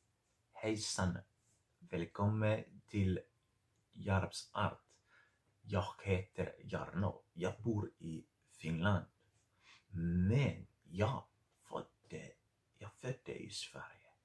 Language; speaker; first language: Swedish; non-native, learner; Finnish